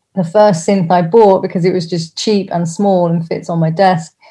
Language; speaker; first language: English; native; English